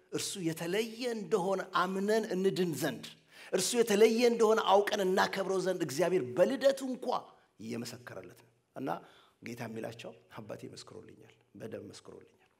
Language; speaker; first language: Amharic; native; Amharic